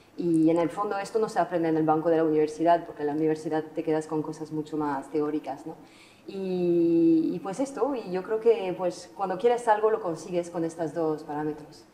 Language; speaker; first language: Spanish; non-native, fluent; French